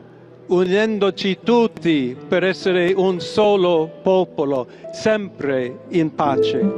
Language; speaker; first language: Italian; non-native, fluent; English